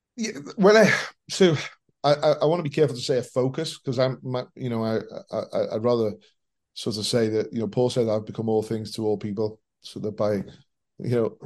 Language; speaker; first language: English; native; English